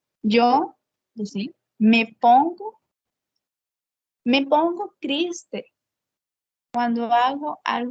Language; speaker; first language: Portuguese; non-native, fluent; Spanish